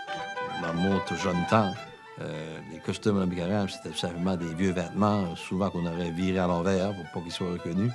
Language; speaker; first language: French; native; French